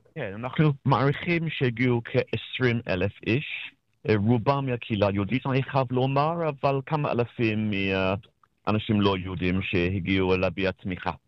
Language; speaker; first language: Hebrew; non-native, fluent; English